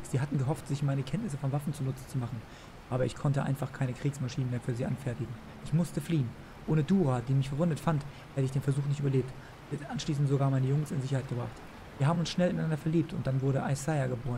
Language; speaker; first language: German; native; German